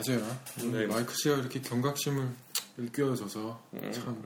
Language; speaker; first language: Korean; native; Korean